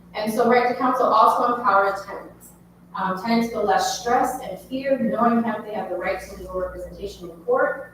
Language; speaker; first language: English; native; English